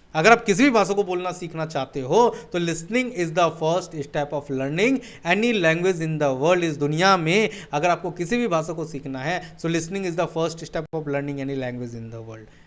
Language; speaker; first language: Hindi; native; Hindi